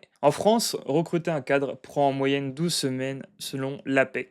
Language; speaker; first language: French; native; French